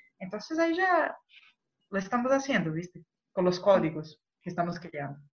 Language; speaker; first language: Spanish; non-native, fluent; Portuguese